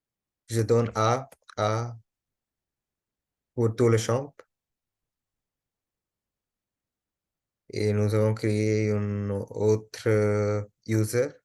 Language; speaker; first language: French; non-native, learner; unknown